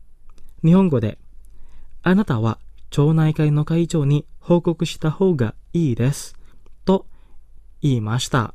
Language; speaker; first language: Japanese; non-native, fluent; Indonesian